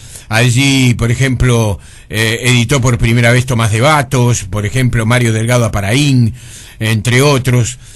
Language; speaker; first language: Spanish; native; Spanish